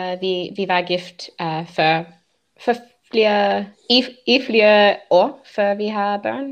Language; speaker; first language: Danish; non-native, learner; English